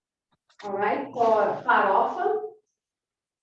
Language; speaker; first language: English; non-native, learner; Portuguese